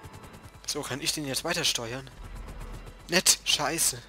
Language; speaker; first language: German; native; German